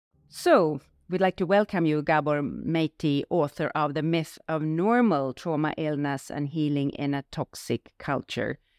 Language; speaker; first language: English; non-native, fluent; Swedish